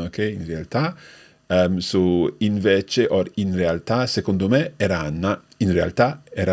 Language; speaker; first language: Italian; non-native, fluent; English